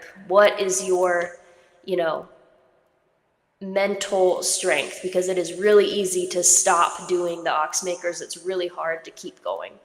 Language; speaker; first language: English; native; English